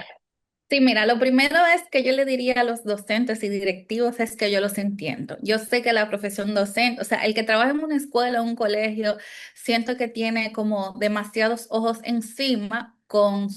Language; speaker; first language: Spanish; native; Spanish